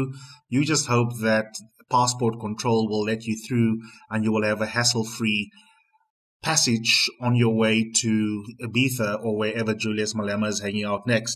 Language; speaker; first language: English; non-native, local second language; Afrikaans